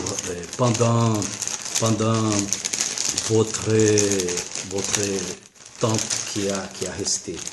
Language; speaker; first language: French; non-native, learner; Portuguese